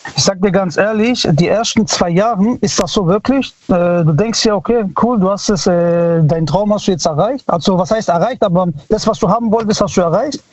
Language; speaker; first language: German; early bilingual, other home language; Italian